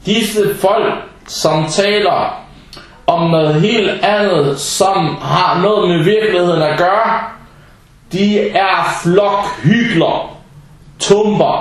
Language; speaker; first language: Danish; non-native, fluent; Arabic